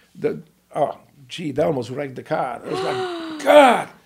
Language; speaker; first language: English; non-native, fluent; Polish